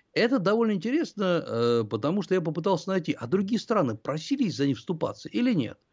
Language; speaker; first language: Russian; native; Russian